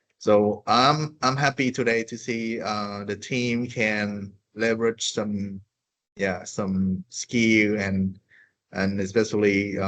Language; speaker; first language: English; non-native, fluent; Vietnamese